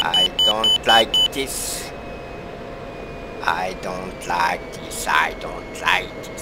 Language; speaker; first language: English; non-native, learner; French